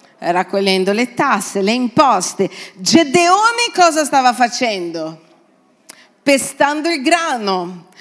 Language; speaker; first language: Italian; non-native, fluent; Portuguese